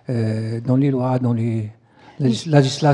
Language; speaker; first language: French; non-native, local second language; Arabic